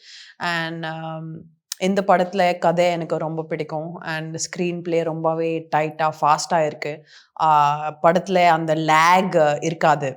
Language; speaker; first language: Tamil; non-native, learner; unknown